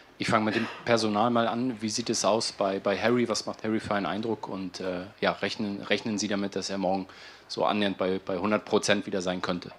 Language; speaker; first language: German; native; German